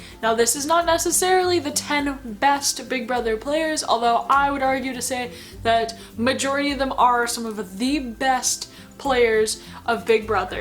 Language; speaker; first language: English; native; English